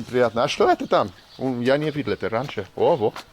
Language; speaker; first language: Russian; non-native, learner; English